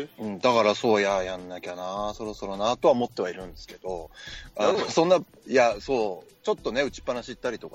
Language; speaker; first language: Japanese; native; Japanese